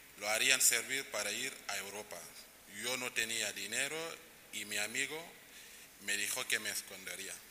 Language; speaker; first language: Spanish; non-native, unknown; Wolof